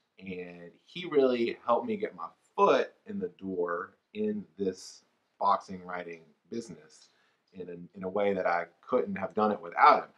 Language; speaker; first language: English; native; English